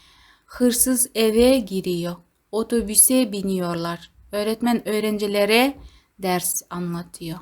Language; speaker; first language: Turkish; non-native, fluent; Kazakh